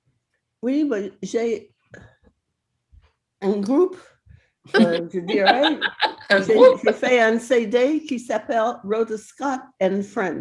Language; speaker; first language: French; non-native, fluent; English